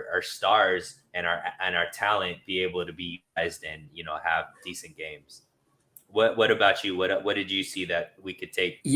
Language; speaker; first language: English; native; English